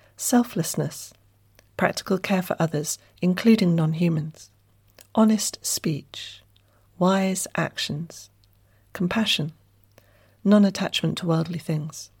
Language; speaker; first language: English; native; English